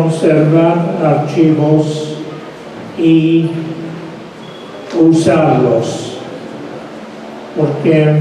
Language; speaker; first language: Spanish; non-native, fluent; English